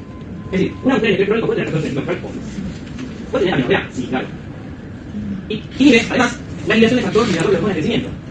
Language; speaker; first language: Spanish; native; Spanish